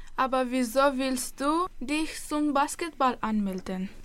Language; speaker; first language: German; non-native, learner; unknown